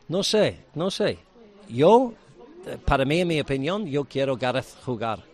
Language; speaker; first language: Spanish; non-native, learner; English